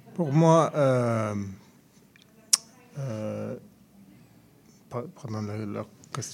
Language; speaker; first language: French; non-native, learner; Arabic